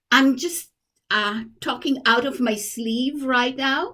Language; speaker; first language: English; non-native, fluent; Hebrew